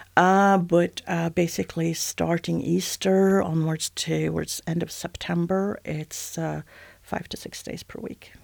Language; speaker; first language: English; non-native, fluent; Swedish